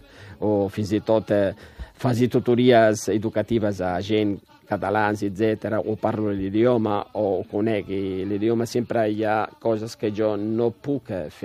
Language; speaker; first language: Catalan; non-native, fluent; Riffian